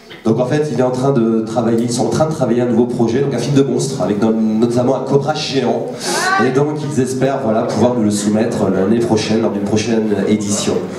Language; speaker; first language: French; native; French